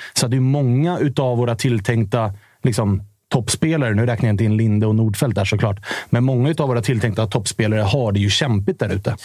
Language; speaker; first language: Swedish; native; Swedish